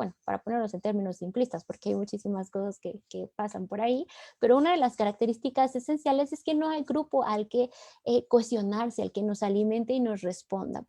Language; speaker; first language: Spanish; native; Spanish